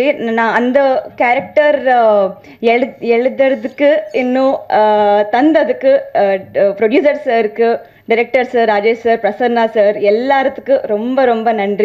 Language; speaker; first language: Tamil; non-native, learner; Telugu